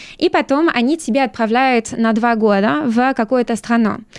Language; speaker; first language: Russian; non-native, learner; French